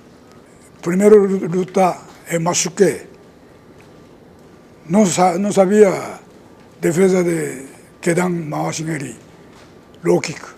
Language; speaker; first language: Portuguese; non-native, learner; Japanese